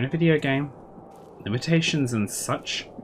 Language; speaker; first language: English; native; English